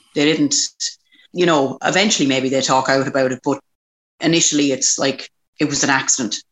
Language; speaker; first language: English; native; English